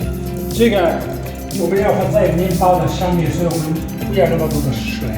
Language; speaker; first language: Chinese; non-native, fluent; Italian